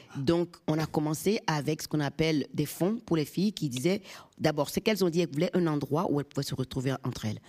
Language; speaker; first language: French; non-native, local second language; Fon